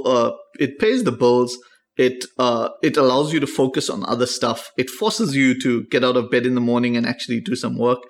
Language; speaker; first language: English; native; English